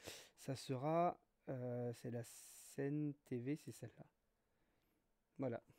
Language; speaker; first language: French; native; French